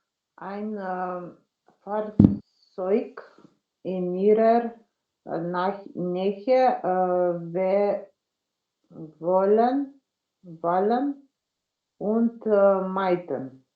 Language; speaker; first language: German; non-native, learner; Macedonian